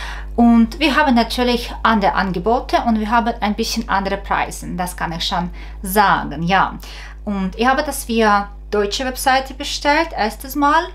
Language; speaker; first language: German; non-native, fluent; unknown